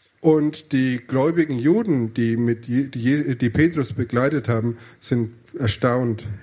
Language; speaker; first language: German; native; German